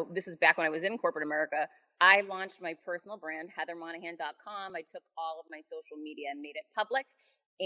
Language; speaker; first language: English; native; English